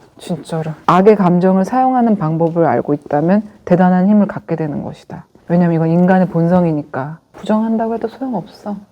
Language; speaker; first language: Korean; native; Korean